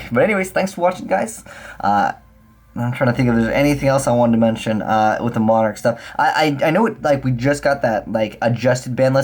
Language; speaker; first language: English; native; English